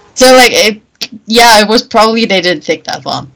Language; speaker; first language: English; non-native, fluent; German